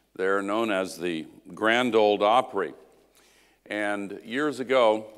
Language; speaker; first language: English; native; English